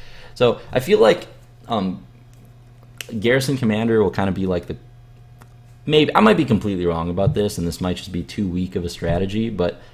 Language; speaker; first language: English; native; English